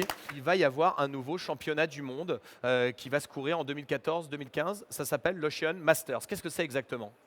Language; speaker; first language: French; native; French